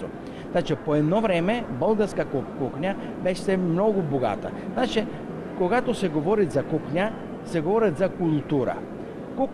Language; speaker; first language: Bulgarian; non-native, fluent; Italian